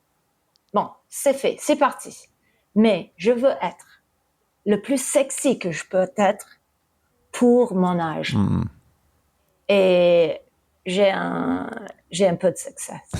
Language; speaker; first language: French; early bilingual, heritage; English